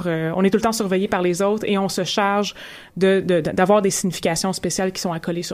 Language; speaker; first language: French; native; French